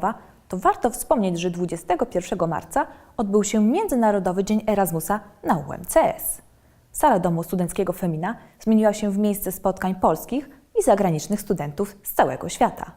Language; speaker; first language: Polish; native; Polish